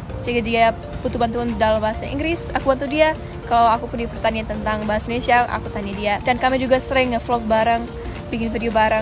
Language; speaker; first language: Indonesian; early bilingual, other home language; English